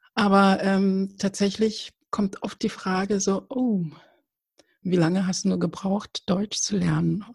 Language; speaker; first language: German; early bilingual, other home language; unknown